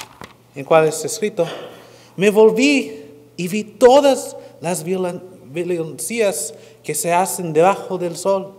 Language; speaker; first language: Spanish; non-native, fluent; English